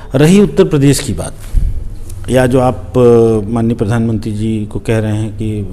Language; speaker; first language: Hindi; native; Hindi